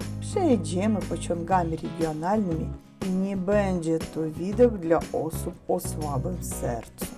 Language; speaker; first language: Polish; non-native, learner; Russian